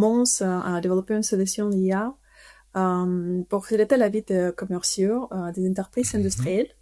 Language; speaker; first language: French; non-native, fluent; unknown